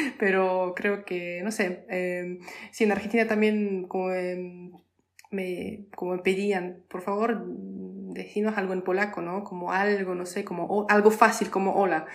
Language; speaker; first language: Spanish; non-native, fluent; Polish